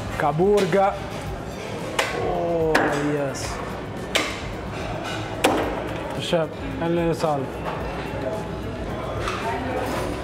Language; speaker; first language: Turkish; non-native, learner; Italian